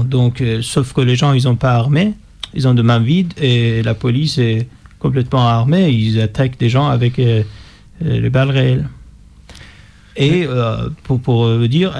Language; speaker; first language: French; non-native, fluent; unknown